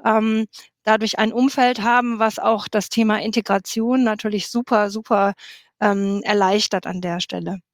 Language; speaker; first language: German; native; German